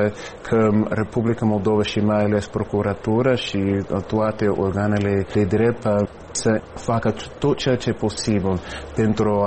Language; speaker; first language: Romanian; non-native, fluent; English